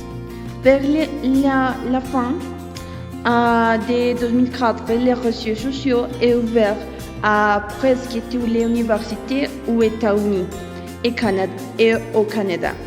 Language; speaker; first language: French; non-native, learner; Spanish